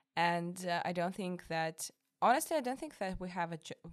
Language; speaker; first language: English; non-native, fluent; Russian